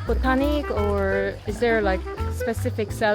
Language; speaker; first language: English; non-native, learner; Korean